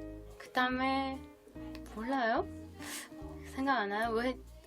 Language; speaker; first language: Korean; non-native, learner; Spanish